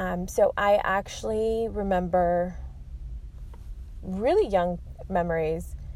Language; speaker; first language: English; early bilingual, other home language; Spanish